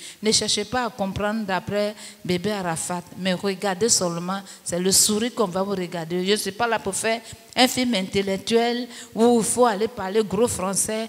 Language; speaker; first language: French; non-native, local second language; Baoulé